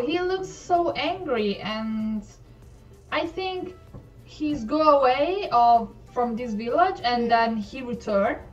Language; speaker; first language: English; non-native, learner; Italian